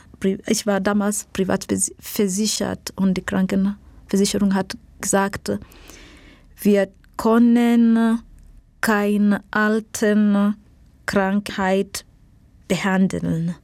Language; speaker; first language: German; non-native, learner; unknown